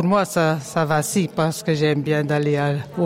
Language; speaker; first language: French; non-native, learner; Dutch